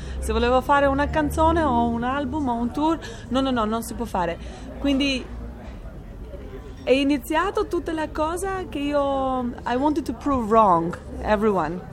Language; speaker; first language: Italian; non-native, learner; Albanian